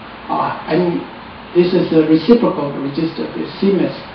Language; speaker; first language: English; non-native, fluent; Chinese